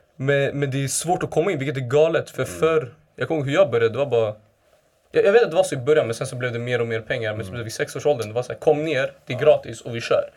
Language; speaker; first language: Swedish; early bilingual, other home language; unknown